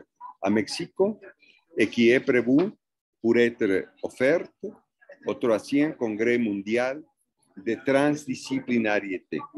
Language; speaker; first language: French; non-native, fluent; Spanish